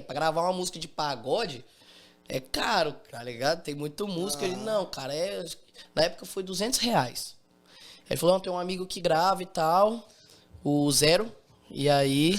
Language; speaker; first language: Portuguese; native; Portuguese